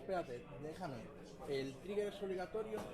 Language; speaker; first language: Spanish; native; Spanish